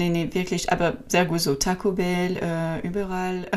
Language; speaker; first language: German; non-native, learner; French